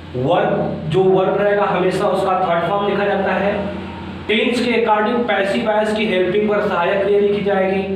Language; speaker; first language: Hindi; native; Hindi